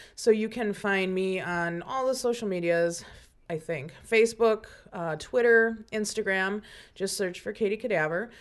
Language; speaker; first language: English; native; English